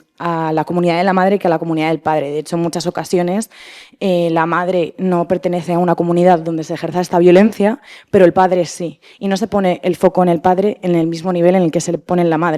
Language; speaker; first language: Spanish; native; Spanish